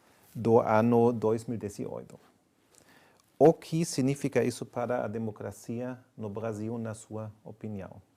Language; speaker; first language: Portuguese; non-native, fluent; German